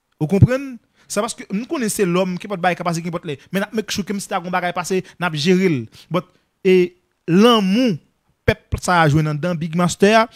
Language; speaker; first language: French; non-native, local second language; Haitian Creole